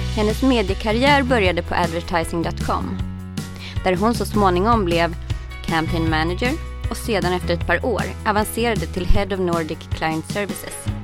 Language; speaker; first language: Swedish; native; Swedish